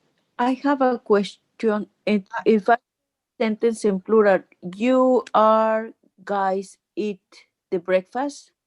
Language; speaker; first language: English; non-native, learner; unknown